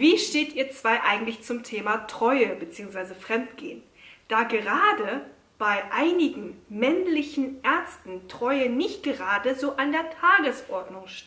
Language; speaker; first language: German; native; German